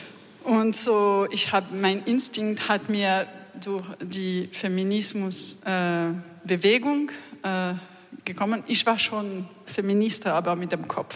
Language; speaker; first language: German; non-native, learner; French